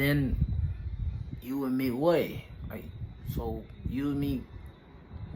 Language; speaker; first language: English; non-native, fluent; Spanish